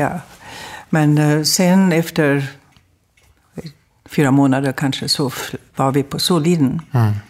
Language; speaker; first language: Swedish; non-native, fluent; German